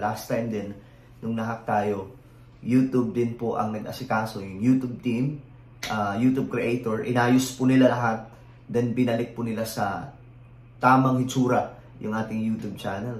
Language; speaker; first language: Filipino; native; Filipino